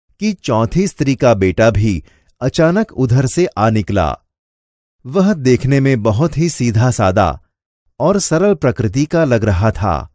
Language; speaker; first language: Hindi; non-native, local second language; Gujarati